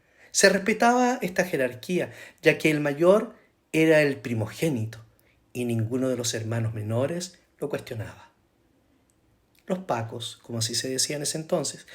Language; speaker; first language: Spanish; native; Spanish